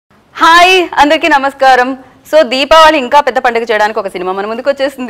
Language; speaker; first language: Telugu; native; Telugu